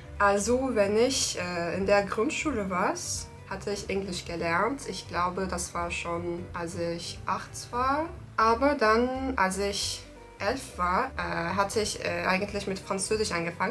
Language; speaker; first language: German; non-native, learner; Turkish